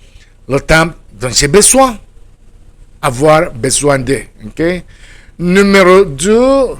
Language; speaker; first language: French; non-native, fluent; Spanish